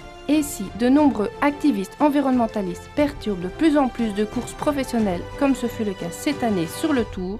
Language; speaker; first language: French; native; French